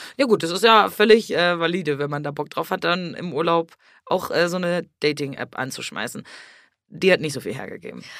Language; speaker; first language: German; native; German